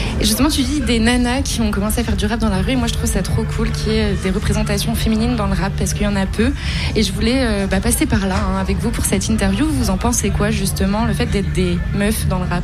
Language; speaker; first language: French; native; French